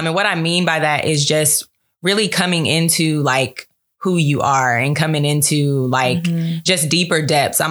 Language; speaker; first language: English; native; English